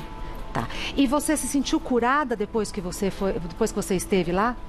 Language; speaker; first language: Portuguese; native; Portuguese